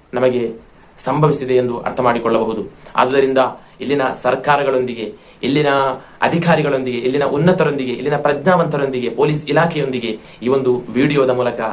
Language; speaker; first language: Kannada; non-native, local second language; Malayalam